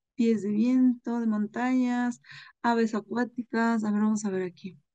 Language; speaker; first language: Spanish; non-native, local second language; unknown